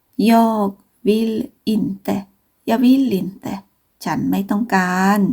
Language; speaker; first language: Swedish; non-native, fluent; Thai